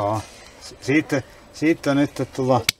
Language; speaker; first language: Finnish; native; Finnish